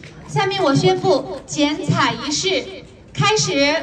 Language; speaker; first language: Chinese; native; Chinese